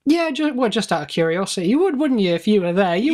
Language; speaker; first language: English; native; English